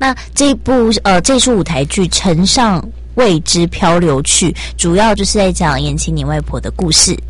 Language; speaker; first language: Chinese; native; Chinese